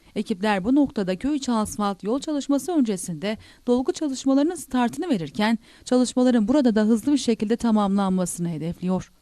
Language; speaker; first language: Turkish; native; Turkish